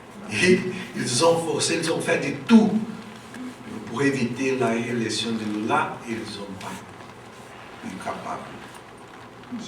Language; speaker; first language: French; non-native, local second language; Portuguese